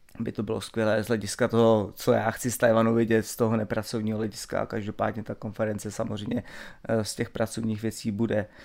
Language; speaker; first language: Czech; native; Czech